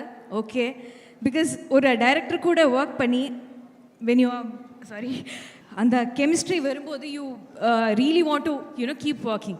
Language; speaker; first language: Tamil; non-native, learner; Malayalam